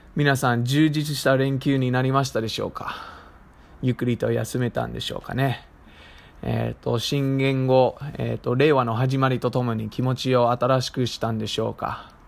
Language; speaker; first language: Japanese; non-native, fluent; English